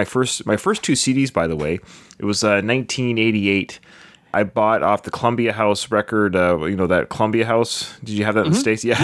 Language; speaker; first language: English; native; English